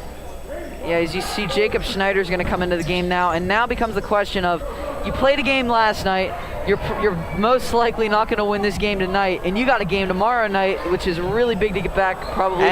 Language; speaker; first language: English; native; English